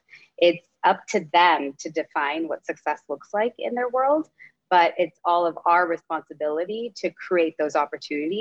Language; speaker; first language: English; native; English